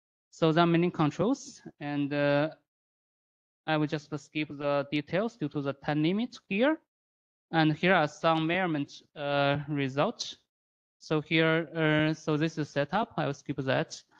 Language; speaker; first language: English; non-native, fluent; Chinese